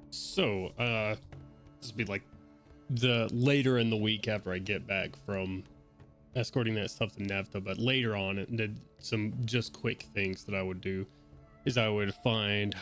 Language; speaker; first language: English; native; English